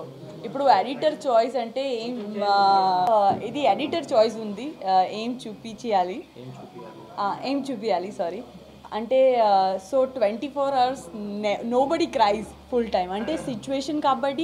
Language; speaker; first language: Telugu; non-native, learner; Gujarati